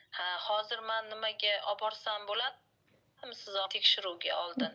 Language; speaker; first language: Uzbek; native; Uzbek